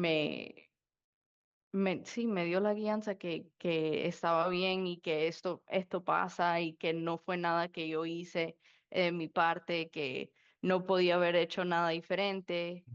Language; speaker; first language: Spanish; early bilingual, heritage; Spanish